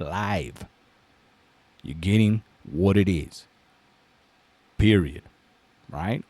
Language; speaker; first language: English; native; English